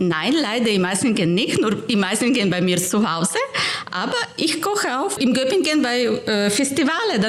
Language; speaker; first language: German; non-native, fluent; Ukrainian